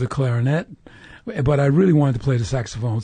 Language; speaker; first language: English; native; English